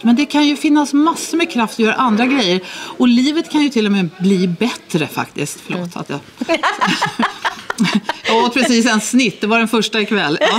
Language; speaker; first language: Swedish; native; Swedish